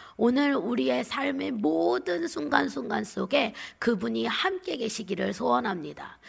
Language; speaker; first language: Korean; native; Korean